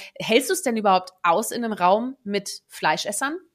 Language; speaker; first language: German; early bilingual, other home language; Dutch